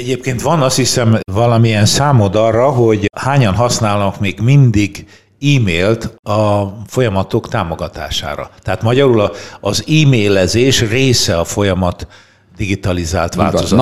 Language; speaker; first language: Hungarian; native; Hungarian